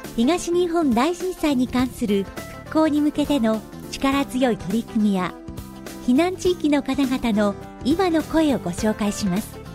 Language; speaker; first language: Japanese; native; Japanese